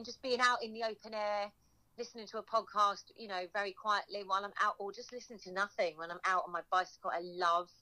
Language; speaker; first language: English; native; English